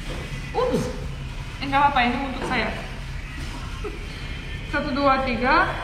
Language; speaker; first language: Indonesian; non-native, fluent; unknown